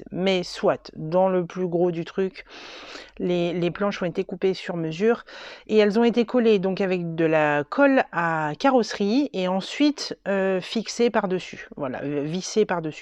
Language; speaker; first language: French; native; French